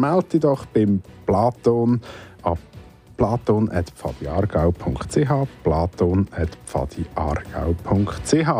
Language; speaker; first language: German; native; German